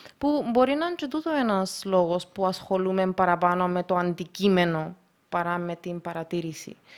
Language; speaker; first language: Greek; early bilingual, other home language; Russian